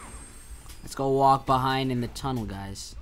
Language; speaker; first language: English; native; English